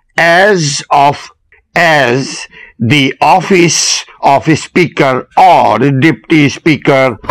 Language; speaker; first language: English; non-native, local second language; Urdu